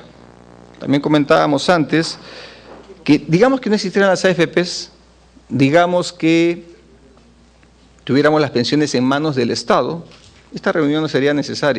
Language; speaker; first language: Spanish; native; Spanish